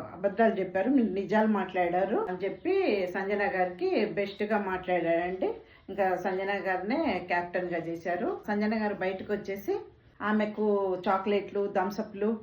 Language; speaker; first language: Telugu; non-native, local second language; Tamil